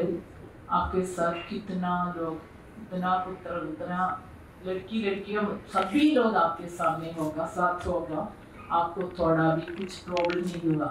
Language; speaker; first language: Hindi; non-native, local second language; Malayalam